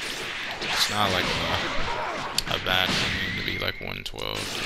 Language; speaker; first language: English; native; English